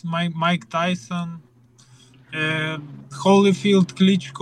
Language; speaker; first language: English; non-native, learner; Ukrainian